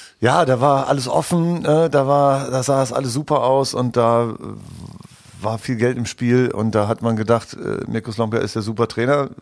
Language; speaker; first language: German; native; German